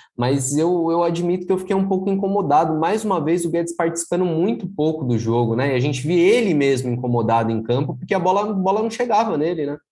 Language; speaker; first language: Portuguese; native; Portuguese